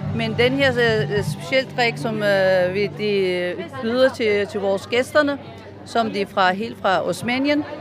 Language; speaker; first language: Danish; non-native, fluent; Turkish